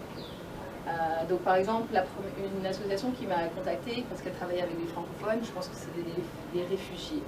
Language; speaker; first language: French; native; French